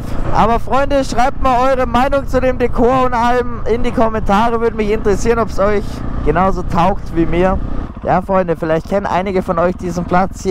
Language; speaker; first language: German; native; German